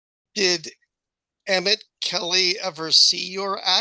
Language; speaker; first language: English; native; English